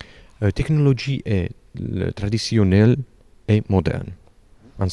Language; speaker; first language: French; non-native, learner; Slovak